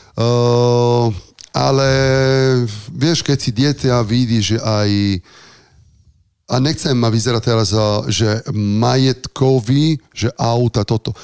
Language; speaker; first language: Slovak; non-native, fluent; Italian